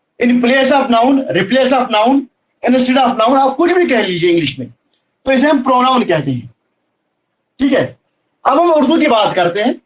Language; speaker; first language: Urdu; non-native, local second language; Kashmiri